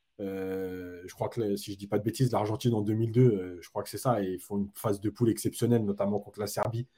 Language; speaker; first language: French; native; French